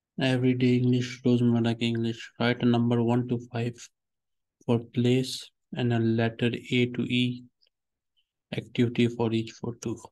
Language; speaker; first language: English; non-native, fluent; Urdu